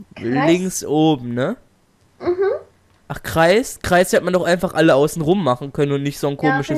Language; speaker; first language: German; native; German